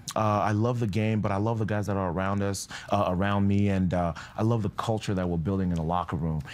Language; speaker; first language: English; non-native, fluent; French